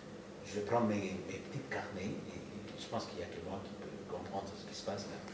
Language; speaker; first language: French; non-native, fluent; Spanish